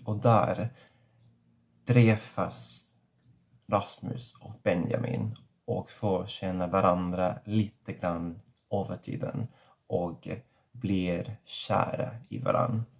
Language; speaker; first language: Swedish; non-native, fluent; Catalan